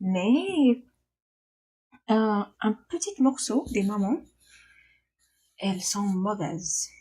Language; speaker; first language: French; non-native, learner; English